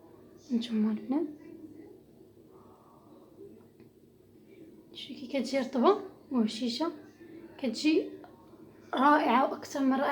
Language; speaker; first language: Arabic; native; Arabic